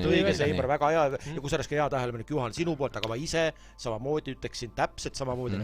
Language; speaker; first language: Estonian; native; Estonian